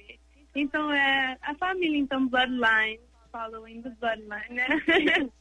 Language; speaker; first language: Portuguese; early bilingual, heritage; English